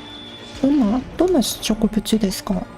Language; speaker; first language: Japanese; non-native, learner; English